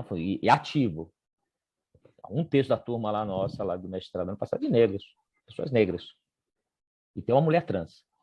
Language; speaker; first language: Portuguese; native; Portuguese